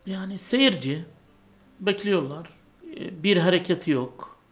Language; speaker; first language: Turkish; non-native, fluent; Arabic